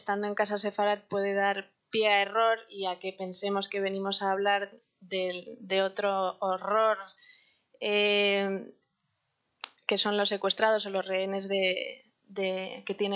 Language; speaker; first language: Spanish; native; Spanish